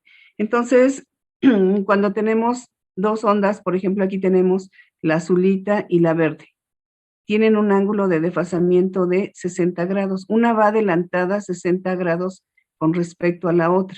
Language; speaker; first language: Spanish; native; Spanish